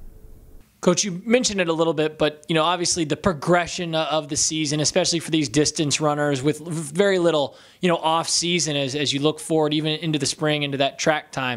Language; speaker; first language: English; native; English